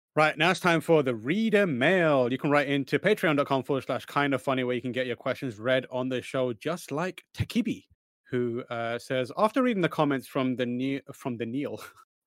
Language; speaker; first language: English; native; English